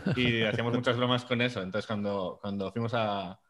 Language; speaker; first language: Spanish; native; Spanish